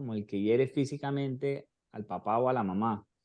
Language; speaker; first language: Spanish; native; Spanish